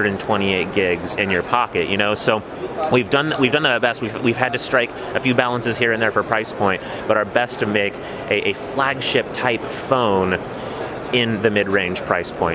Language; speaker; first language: English; native; English